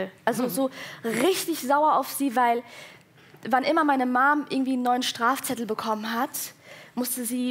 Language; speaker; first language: German; early bilingual, other home language; Persian